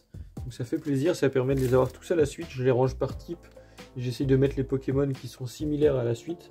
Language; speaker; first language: French; native; French